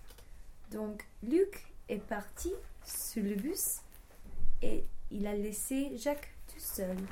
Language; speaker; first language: French; non-native, learner; English